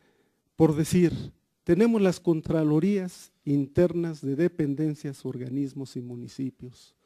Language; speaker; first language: Spanish; native; Spanish